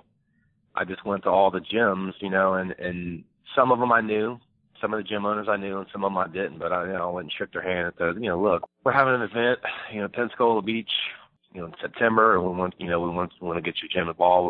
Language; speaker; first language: English; native; English